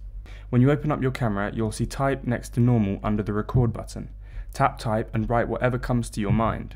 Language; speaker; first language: English; native; English